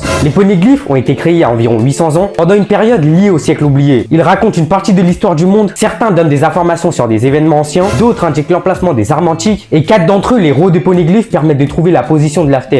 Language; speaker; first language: French; native; French